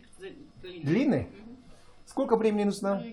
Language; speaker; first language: Russian; non-native, learner; Korean